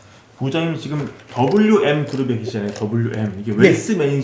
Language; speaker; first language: Korean; native; Korean